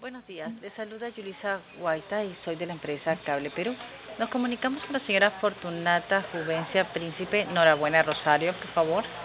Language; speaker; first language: Spanish; native; Spanish